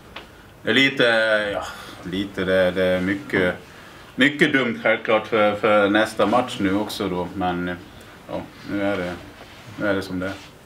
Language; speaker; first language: Swedish; native; Swedish